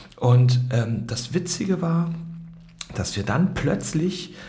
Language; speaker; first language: German; native; German